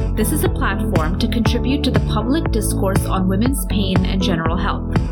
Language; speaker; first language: English; early bilingual, other home language; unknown